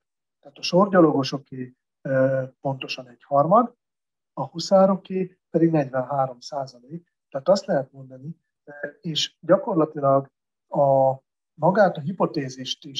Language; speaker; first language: Hungarian; native; Hungarian